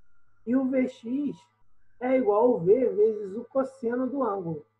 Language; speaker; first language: Portuguese; native; Portuguese